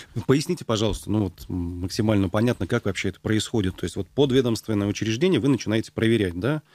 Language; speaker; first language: Russian; native; Russian